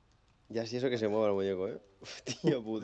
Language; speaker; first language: Spanish; native; Spanish